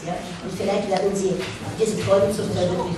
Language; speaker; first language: German; non-native, fluent; Russian